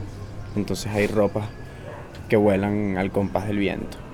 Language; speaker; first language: Spanish; native; Spanish